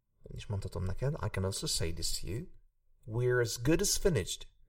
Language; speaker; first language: English; non-native, fluent; Hungarian